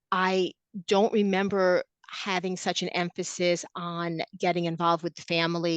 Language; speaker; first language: English; native; English